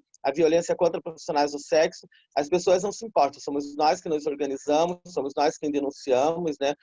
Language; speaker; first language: Portuguese; native; Portuguese